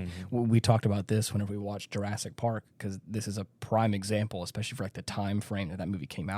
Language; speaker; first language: English; native; English